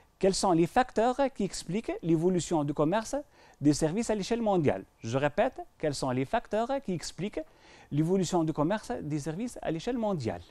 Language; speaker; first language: French; non-native, local second language; Arabic